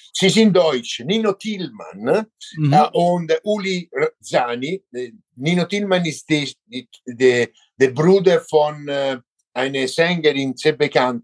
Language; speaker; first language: German; non-native, learner; Italian